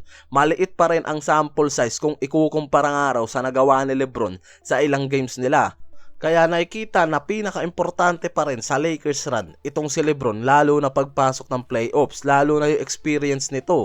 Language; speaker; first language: Filipino; native; Filipino